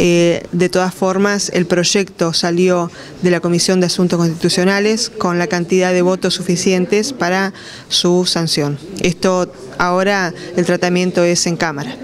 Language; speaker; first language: Spanish; native; Spanish